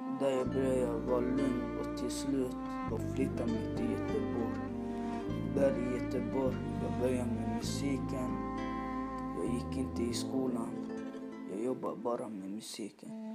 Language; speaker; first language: Swedish; non-native, learner; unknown